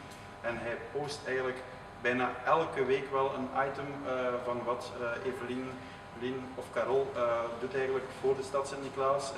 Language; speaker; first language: Dutch; native; Dutch